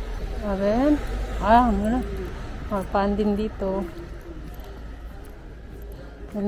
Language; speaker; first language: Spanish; non-native, learner; Filipino